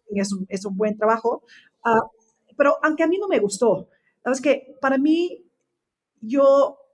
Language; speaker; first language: Spanish; non-native, fluent; English